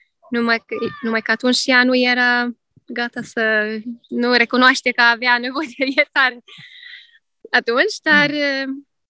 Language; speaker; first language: Romanian; non-native, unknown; Norwegian